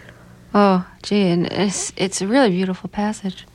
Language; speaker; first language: English; native; English